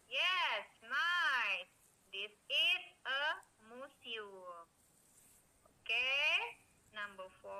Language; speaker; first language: English; non-native, learner; Indonesian